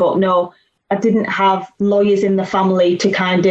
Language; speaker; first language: English; native; English